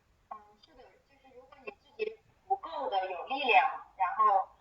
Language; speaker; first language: Chinese; native; Chinese